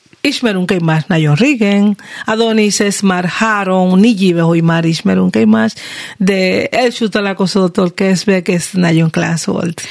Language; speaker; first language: Hungarian; non-native, learner; Spanish